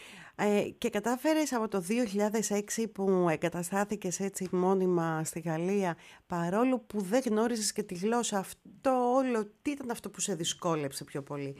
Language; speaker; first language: Greek; native; Greek